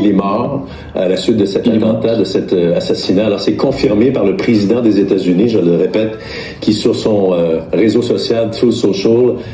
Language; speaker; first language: French; native; French